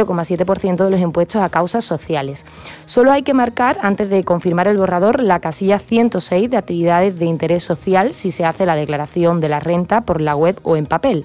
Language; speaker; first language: Spanish; native; Spanish